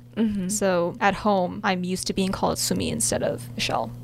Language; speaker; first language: English; early bilingual, other home language; Korean